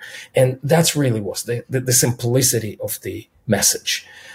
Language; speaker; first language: English; non-native, fluent; Russian